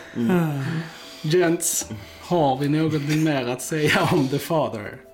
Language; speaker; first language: Swedish; native; Swedish